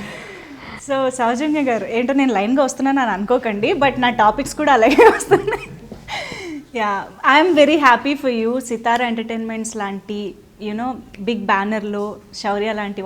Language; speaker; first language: Telugu; native; Telugu